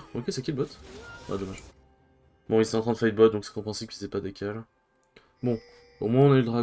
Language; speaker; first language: French; native; French